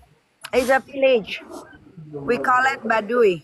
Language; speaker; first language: English; non-native, learner; Indonesian